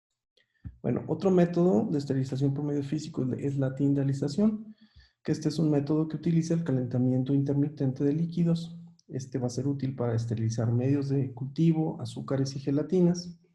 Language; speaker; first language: Spanish; native; Spanish